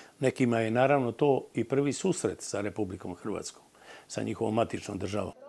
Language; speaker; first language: Croatian; native; Croatian